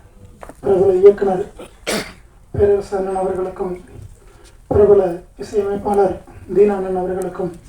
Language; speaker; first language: Tamil; native; Tamil